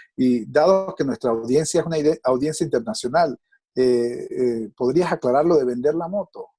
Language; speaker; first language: Spanish; native; Spanish